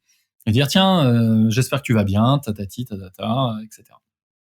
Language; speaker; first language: French; native; French